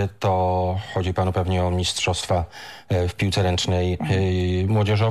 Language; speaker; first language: Polish; native; Polish